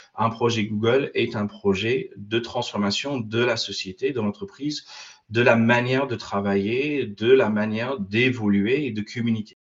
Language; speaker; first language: French; non-native, fluent; English